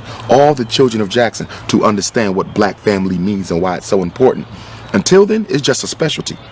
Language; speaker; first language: English; native; English